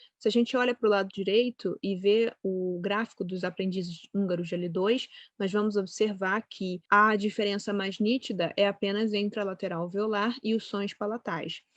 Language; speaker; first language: Portuguese; native; Portuguese